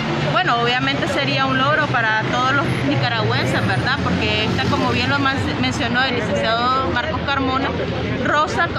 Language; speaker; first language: Spanish; native; Spanish